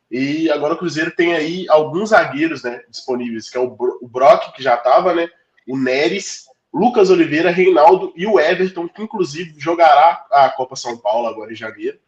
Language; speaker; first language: Portuguese; native; Portuguese